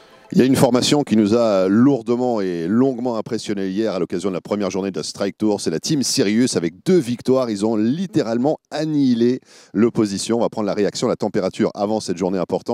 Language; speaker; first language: French; native; French